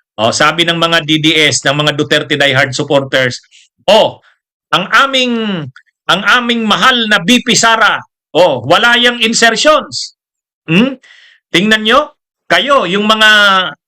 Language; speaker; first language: Filipino; non-native, local second language; Bikol